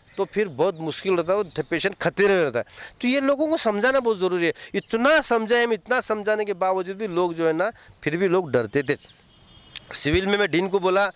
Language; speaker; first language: Hindi; non-native, local second language; Urdu